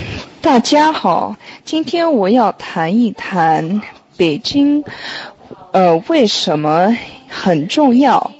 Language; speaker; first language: Chinese; non-native, learner; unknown